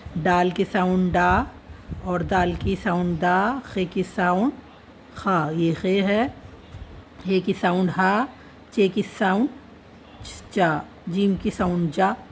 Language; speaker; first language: Hindi; native; Hindi